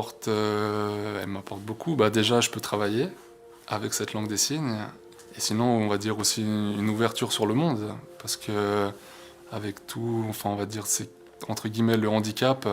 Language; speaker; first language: French; non-native, local second language; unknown